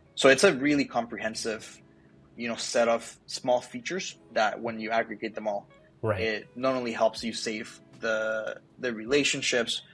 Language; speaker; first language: English; early bilingual, other home language; Spanish